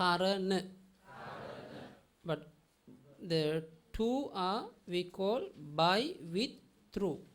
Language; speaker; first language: English; non-native, learner; Sinhala